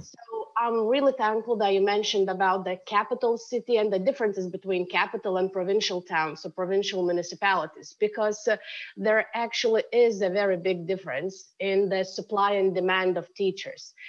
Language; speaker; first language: English; non-native, fluent; Lithuanian